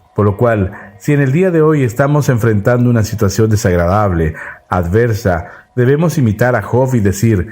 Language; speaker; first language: Spanish; native; Spanish